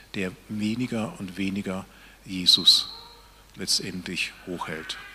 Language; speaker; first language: German; native; German